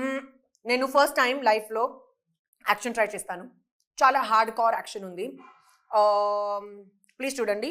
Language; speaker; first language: Telugu; non-native, local second language; Hindi